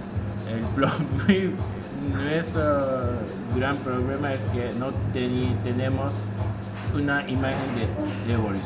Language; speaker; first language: Spanish; non-native, learner; Japanese